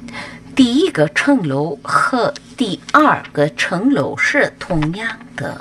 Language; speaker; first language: Chinese; non-native, fluent; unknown